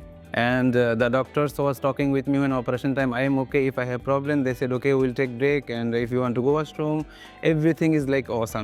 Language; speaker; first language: English; non-native, local second language; Bangla